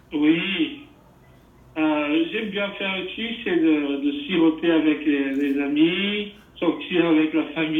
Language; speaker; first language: French; non-native, fluent; Portuguese